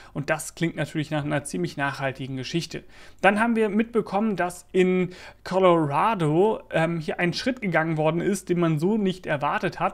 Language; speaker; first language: German; native; German